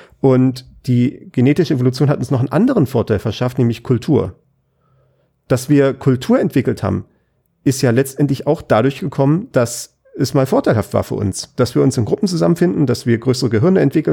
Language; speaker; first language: German; native; German